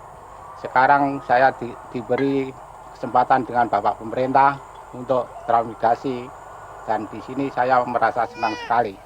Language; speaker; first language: Indonesian; non-native, local second language; Javanese